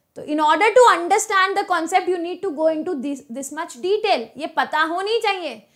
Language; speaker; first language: Hindi; native; Hindi